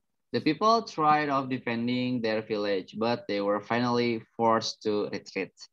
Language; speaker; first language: English; non-native, fluent; Indonesian